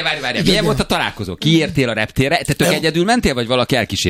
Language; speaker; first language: Hungarian; native; Hungarian